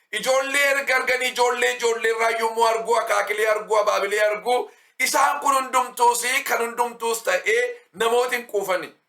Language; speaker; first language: Oromo; native; Oromo